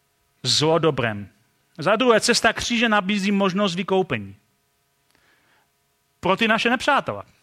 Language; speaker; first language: Czech; native; Czech